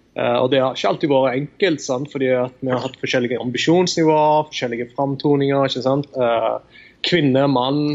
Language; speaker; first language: Norwegian; early bilingual, other home language; Tamil